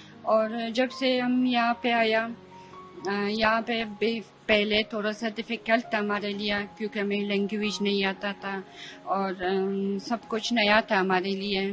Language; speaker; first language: Hindi; non-native, fluent; Persian